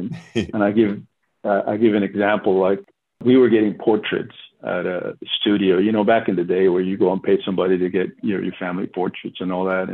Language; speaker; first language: English; non-native, fluent; Spanish